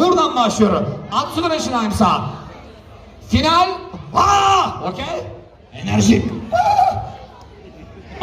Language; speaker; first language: Russian; non-native, learner; Turkish